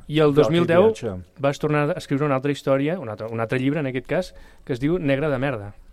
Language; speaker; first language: Catalan; native; Catalan